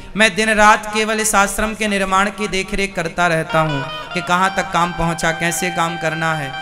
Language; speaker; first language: Hindi; native; Hindi